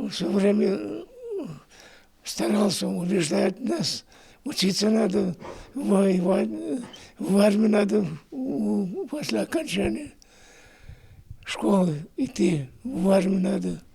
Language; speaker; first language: Russian; non-native, local second language; Ingush